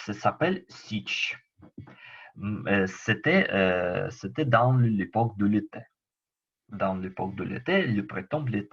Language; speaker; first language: French; non-native, learner; Ukrainian